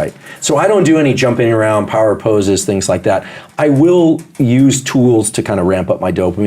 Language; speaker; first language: English; native; English